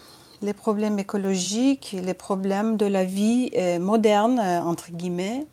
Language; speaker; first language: French; non-native, fluent; Turkish